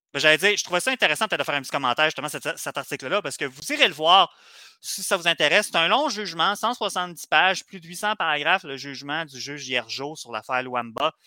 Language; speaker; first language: French; native; French